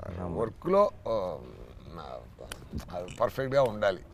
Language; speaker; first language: Telugu; non-native, learner; Tamil